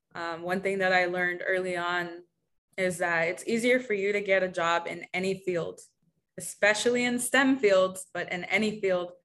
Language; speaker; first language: English; early bilingual, other home language; Spanish